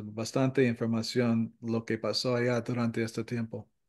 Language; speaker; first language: Spanish; non-native, fluent; English